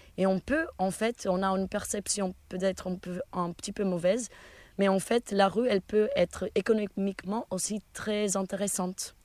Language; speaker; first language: French; non-native, fluent; Portuguese